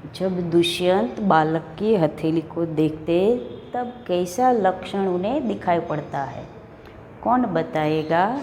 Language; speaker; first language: Hindi; non-native, local second language; Gujarati